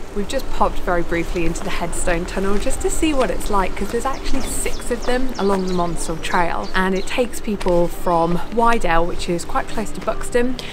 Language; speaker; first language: English; native; English